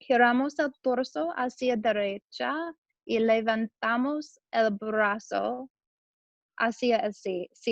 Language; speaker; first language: Spanish; non-native, learner; English